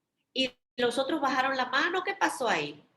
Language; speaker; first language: Spanish; native; Spanish